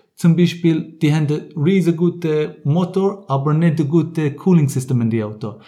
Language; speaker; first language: German; non-native, fluent; English